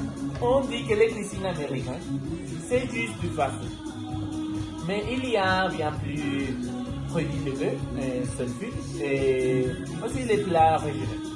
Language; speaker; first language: French; non-native, learner; Spanish